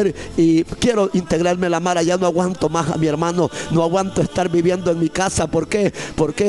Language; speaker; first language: Spanish; native; Spanish